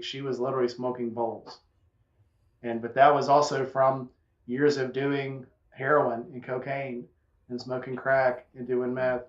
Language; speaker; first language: English; native; English